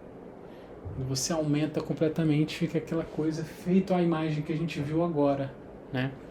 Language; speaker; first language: Portuguese; native; Portuguese